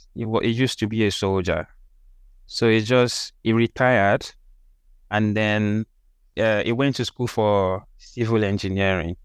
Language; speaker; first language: English; non-native, local second language; Yoruba